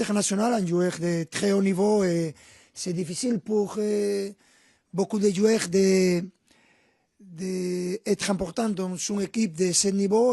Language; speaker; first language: French; non-native, fluent; Spanish